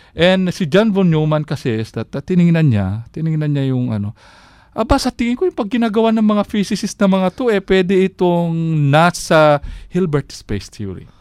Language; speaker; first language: Filipino; non-native, local second language; Iloko